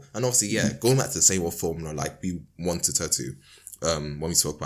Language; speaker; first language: English; native; English